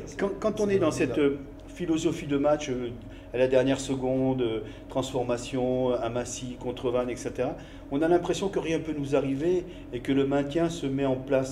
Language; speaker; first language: French; native; French